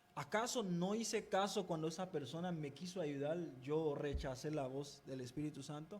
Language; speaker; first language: Spanish; non-native, fluent; Haitian Creole